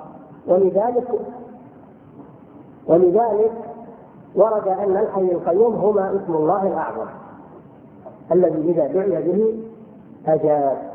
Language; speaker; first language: Arabic; native; Arabic